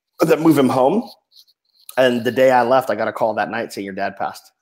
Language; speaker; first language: English; native; English